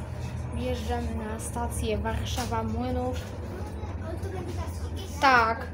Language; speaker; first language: Polish; native; Polish